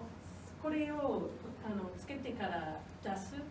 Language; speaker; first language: Japanese; non-native, fluent; English